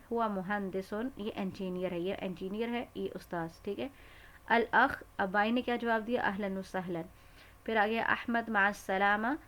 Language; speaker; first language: Urdu; native; Urdu